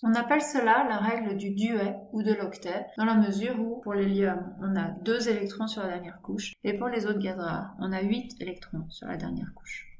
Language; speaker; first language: French; native; French